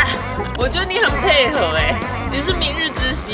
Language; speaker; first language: Chinese; native; Chinese